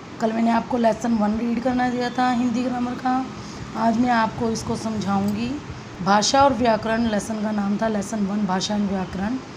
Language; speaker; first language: Hindi; native; Hindi